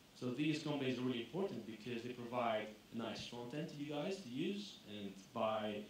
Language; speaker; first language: English; non-native, fluent; Greek